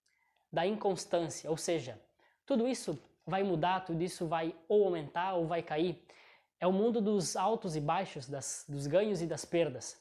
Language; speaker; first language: Portuguese; native; Portuguese